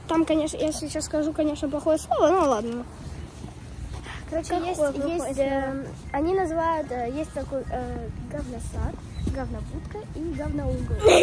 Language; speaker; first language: Russian; early bilingual, heritage; Russian